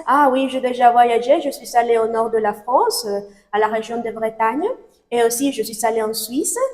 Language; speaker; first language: French; non-native, fluent; Spanish